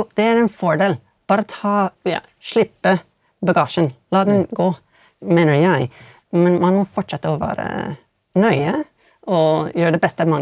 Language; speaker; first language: Swedish; non-native, fluent; English